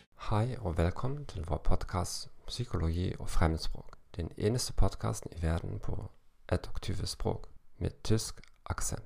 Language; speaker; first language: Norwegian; non-native, learner; German